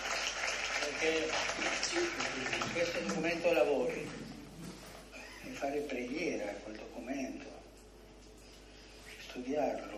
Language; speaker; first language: Italian; non-native, fluent; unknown